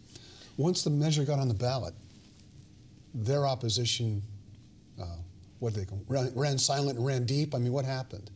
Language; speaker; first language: English; native; English